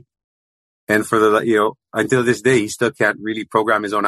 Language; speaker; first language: English; non-native, local second language; Filipino